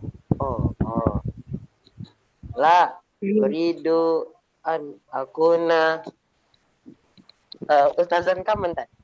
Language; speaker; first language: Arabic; non-native, learner; Indonesian